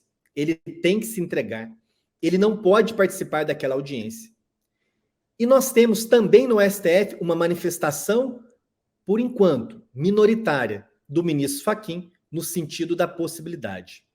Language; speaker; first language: Portuguese; native; Portuguese